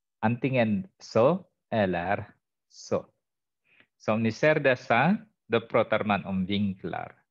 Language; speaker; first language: Swedish; non-native, fluent; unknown